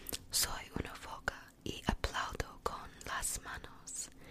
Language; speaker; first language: Spanish; non-native, learner; English